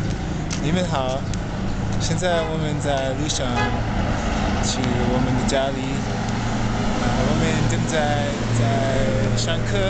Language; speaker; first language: Chinese; non-native, learner; English